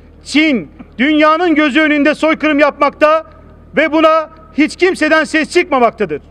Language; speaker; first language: Turkish; native; Turkish